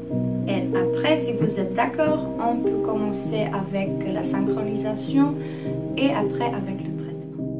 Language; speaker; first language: French; non-native, fluent; Czech